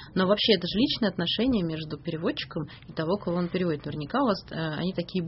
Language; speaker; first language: Russian; native; Russian